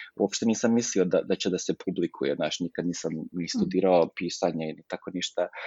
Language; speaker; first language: Serbian; early bilingual, heritage; Serbian